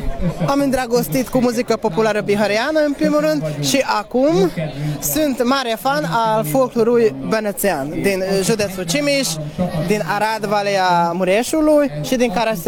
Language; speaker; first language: Romanian; non-native, local second language; Hungarian